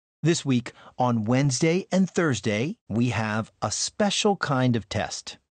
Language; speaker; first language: English; native; English